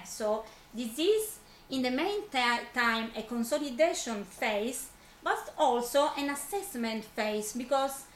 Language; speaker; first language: English; non-native, fluent; Italian